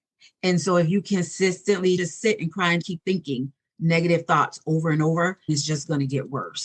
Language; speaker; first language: English; native; English